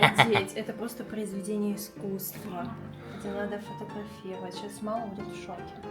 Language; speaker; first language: Russian; native; Russian